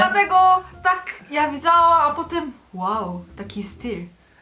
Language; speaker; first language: Polish; non-native, learner; Korean